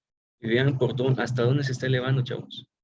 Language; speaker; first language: Spanish; native; Spanish